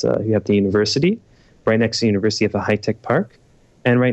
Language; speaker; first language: English; native; English